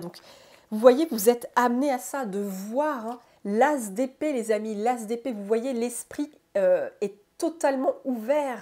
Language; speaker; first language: French; native; French